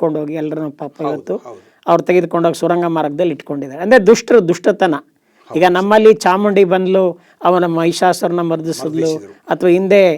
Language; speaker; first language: Kannada; native; Kannada